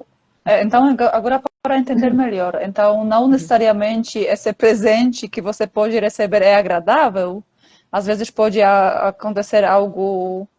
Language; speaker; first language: Portuguese; non-native, fluent; Polish